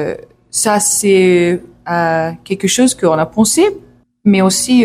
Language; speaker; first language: French; non-native, learner; English